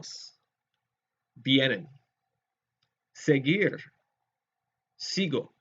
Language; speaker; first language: Spanish; non-native, fluent; English